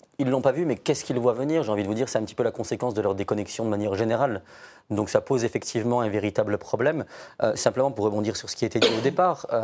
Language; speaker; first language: French; native; French